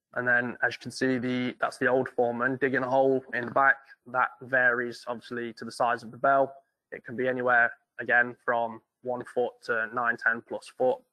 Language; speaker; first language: English; native; English